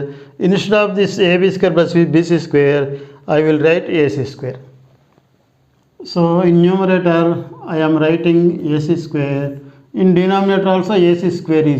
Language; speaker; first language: English; non-native, local second language; Telugu